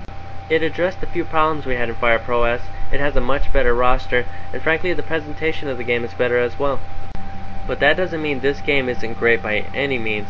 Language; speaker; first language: English; native; English